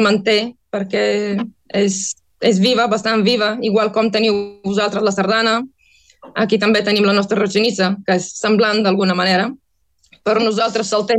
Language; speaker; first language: Catalan; non-native, fluent; Bulgarian